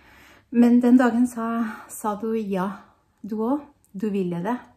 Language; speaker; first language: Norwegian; non-native, learner; Spanish